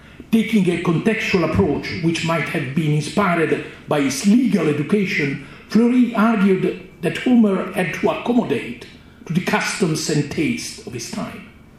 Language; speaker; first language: English; non-native, fluent; Italian